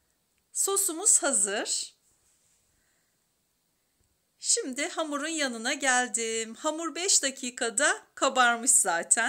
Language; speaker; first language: Turkish; native; Turkish